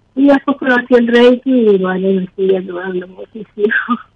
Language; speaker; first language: Spanish; native; Spanish